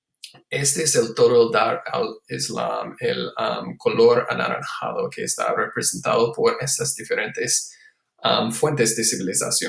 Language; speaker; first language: Spanish; non-native, fluent; English